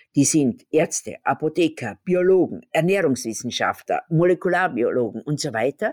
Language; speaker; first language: German; native; German